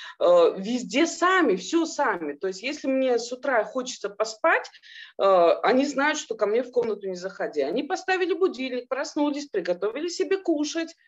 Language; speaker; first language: Russian; native; Russian